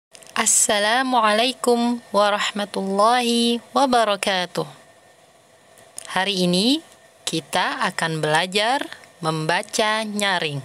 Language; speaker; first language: Indonesian; native; Indonesian